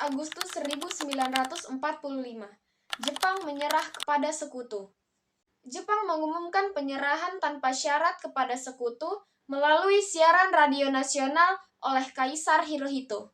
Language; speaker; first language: Indonesian; native; Indonesian